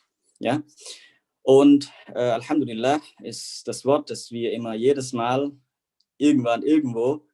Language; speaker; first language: German; non-native, fluent; Indonesian